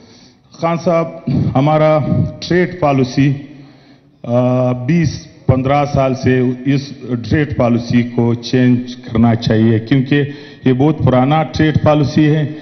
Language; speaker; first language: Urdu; non-native, local second language; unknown